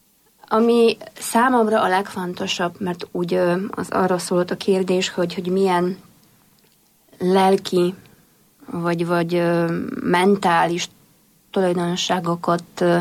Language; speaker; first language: Hungarian; non-native, fluent; Polish